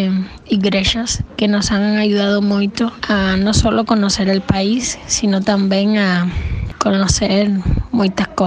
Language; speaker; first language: Portuguese; non-native, learner; Spanish